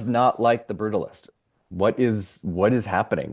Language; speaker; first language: English; native; English